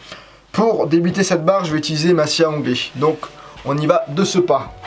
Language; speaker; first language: French; native; French